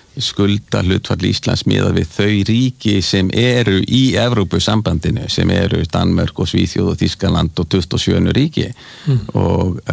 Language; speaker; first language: Icelandic; native; Icelandic